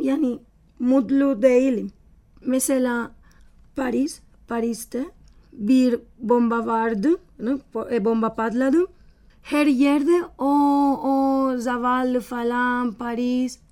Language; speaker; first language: Turkish; non-native, learner; Spanish